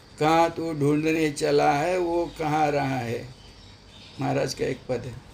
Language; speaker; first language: Hindi; non-native, local second language; Marathi